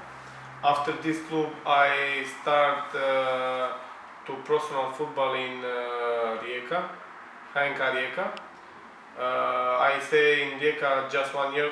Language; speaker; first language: English; non-native, learner; Croatian